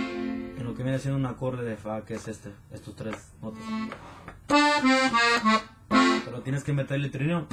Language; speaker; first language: Spanish; native; Spanish